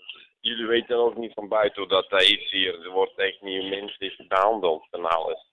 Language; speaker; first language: Dutch; non-native, local second language; Bosnian